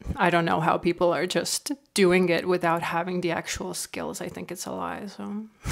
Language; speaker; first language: English; non-native, fluent; Estonian